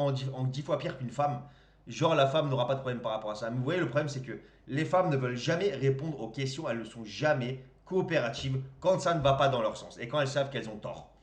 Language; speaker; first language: French; native; French